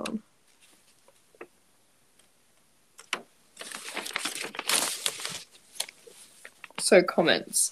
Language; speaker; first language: English; native; English